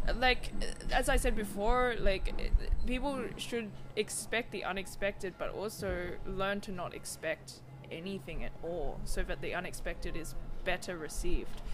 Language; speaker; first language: English; native; English